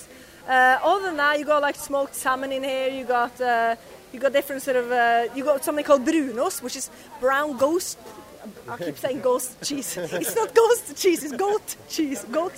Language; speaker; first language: English; non-native, fluent; Norwegian